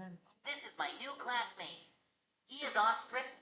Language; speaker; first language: English; non-native, learner; Vietnamese